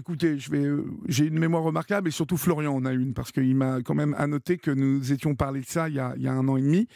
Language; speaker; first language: French; native; French